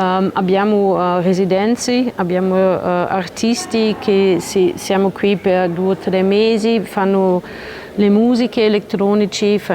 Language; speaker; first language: Italian; non-native, learner; German